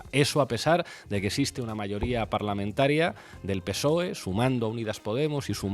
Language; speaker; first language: Spanish; native; Spanish